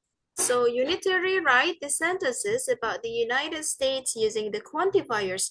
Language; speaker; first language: English; non-native, fluent; Indonesian